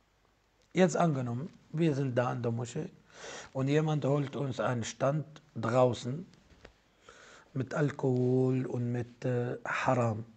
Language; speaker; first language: German; non-native, fluent; Arabic